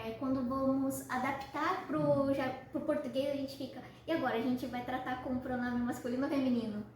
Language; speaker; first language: Portuguese; early bilingual, heritage; Portuguese